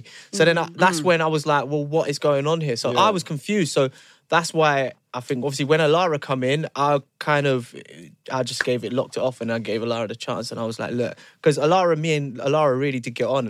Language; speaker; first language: English; native; English